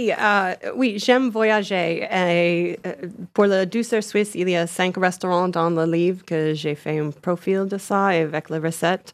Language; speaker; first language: French; non-native, learner; English